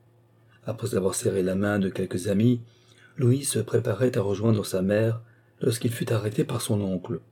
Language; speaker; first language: French; native; French